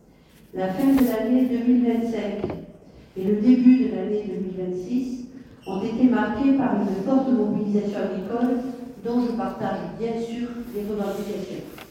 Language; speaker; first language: French; native; French